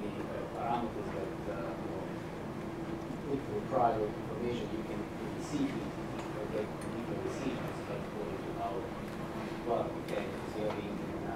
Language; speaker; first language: English; non-native, fluent; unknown